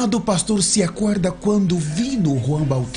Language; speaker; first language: Spanish; non-native, learner; Portuguese